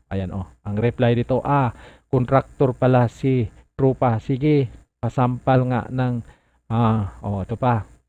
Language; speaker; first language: Filipino; non-native, local second language; Cebuano